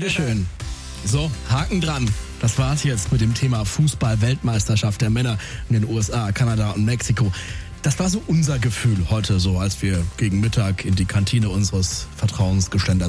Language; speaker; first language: German; native; German